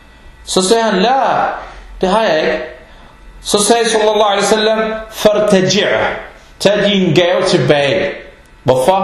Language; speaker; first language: Danish; non-native, fluent; Arabic